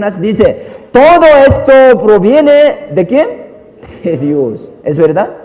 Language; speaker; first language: Spanish; non-native, learner; Korean